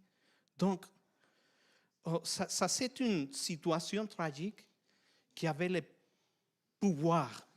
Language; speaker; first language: French; non-native, fluent; Spanish